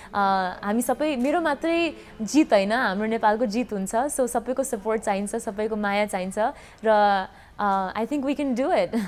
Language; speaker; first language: Nepali; early bilingual, heritage; Nepali